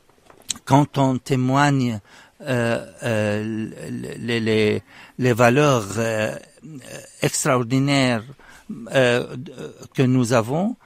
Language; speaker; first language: French; non-native, fluent; Arabic